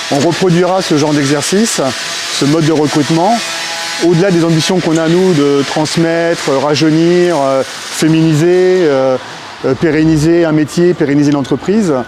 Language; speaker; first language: French; native; French